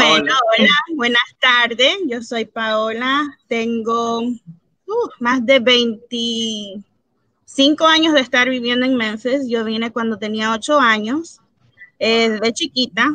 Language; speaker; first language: Spanish; early bilingual, heritage; Spanish